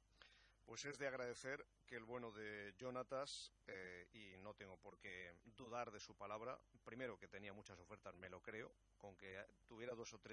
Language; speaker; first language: Spanish; native; Spanish